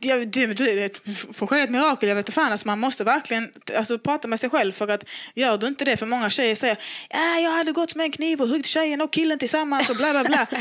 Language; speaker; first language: Swedish; native; Swedish